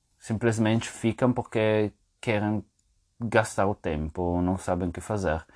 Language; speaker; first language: Portuguese; non-native, fluent; French